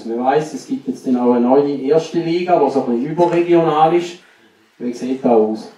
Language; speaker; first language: German; native; German